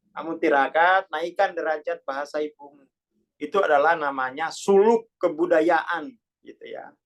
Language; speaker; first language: Indonesian; non-native, local second language; Javanese